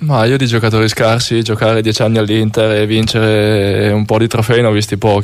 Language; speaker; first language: Italian; native; Italian